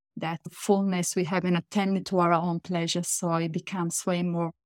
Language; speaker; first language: English; non-native, fluent; Italian